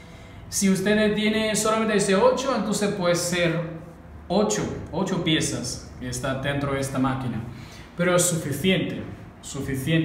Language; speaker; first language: Spanish; non-native, learner; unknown